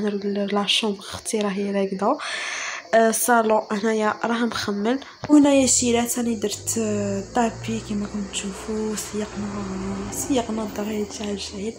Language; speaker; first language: Arabic; early bilingual, heritage; Arabic